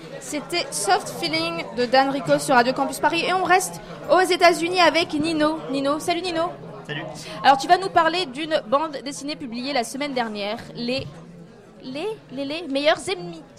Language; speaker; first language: French; native; French